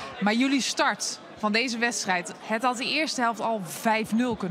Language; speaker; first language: Dutch; native; Dutch